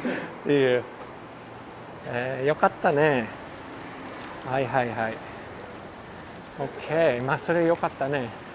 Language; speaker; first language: Japanese; non-native, fluent; English